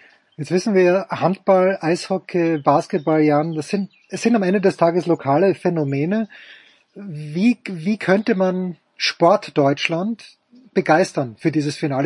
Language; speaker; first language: German; native; German